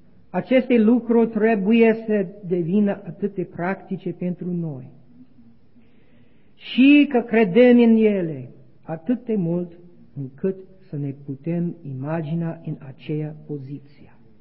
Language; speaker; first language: Romanian; non-native, learner; English